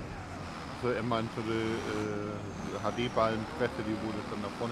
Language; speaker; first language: German; native; German